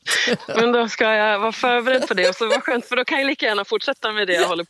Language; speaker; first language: Swedish; native; Swedish